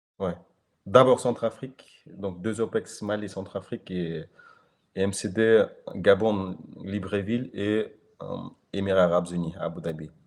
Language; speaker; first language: French; non-native, fluent; Kyrgyz